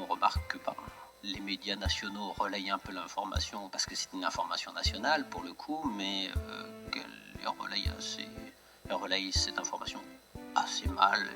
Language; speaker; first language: French; native; French